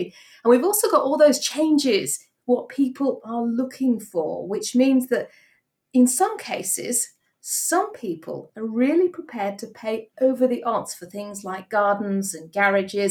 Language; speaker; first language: English; native; English